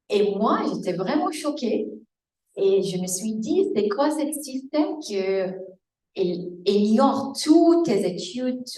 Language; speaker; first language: French; non-native, fluent; Arabic